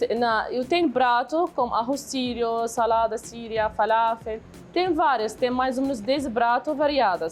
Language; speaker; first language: Portuguese; non-native, learner; Arabic